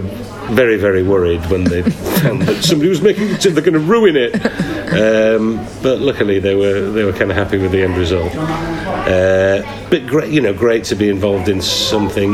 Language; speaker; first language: English; native; English